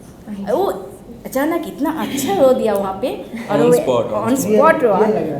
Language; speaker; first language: Hindi; non-native, local second language; Bangla